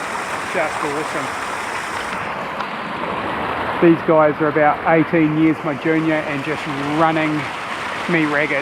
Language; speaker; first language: English; native; English